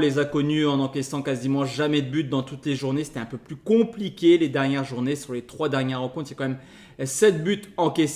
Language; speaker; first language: French; native; French